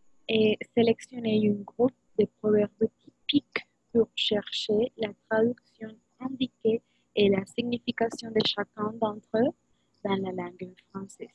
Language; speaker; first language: French; non-native, learner; Spanish